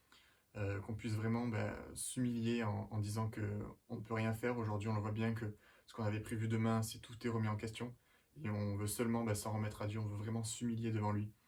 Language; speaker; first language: French; native; French